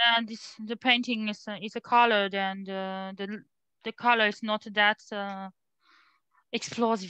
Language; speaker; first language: English; non-native, learner; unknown